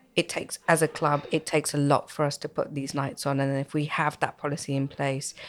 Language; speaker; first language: English; native; English